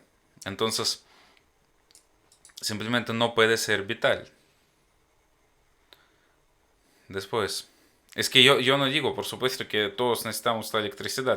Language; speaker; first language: Spanish; non-native, fluent; Ukrainian